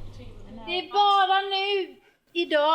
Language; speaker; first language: Swedish; native; Swedish